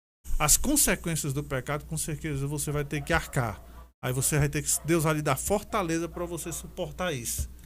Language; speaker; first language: Portuguese; native; Portuguese